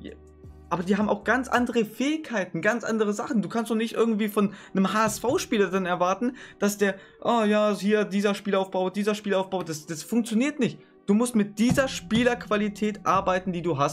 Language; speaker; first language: German; native; German